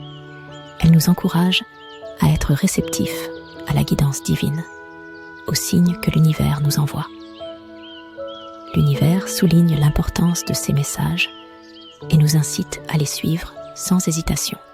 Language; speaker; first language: French; native; French